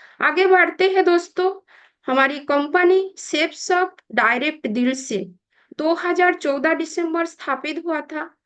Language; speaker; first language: Hindi; non-native, local second language; Bangla